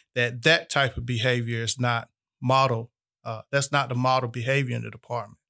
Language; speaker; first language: English; native; English